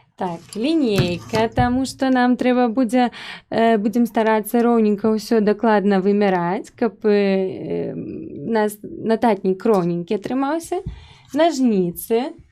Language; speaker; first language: Belarusian; native; Belarusian